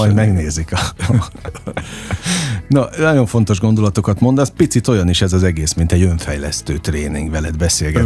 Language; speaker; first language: Hungarian; native; Hungarian